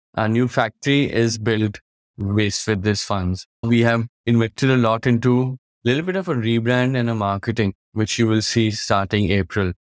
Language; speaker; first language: English; non-native, local second language; Hindi